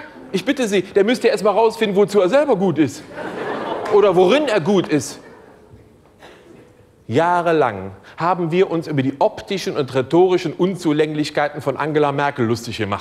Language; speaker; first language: German; native; German